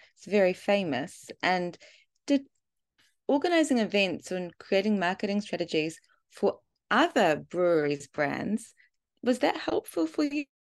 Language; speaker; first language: English; native; English